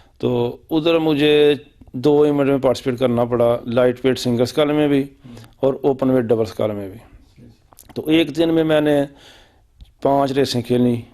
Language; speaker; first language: Urdu; non-native, local second language; Punjabi